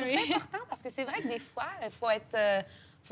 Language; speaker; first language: French; native; French